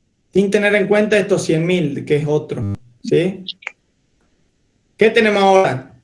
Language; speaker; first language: Spanish; native; Spanish